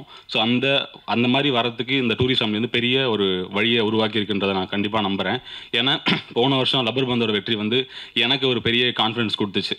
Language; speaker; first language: Tamil; native; Tamil